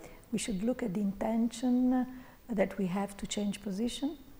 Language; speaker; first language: English; non-native, fluent; Italian